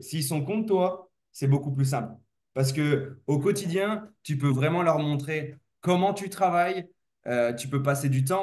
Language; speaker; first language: French; native; French